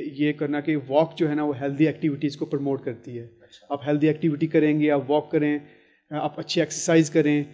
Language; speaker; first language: Urdu; native; Urdu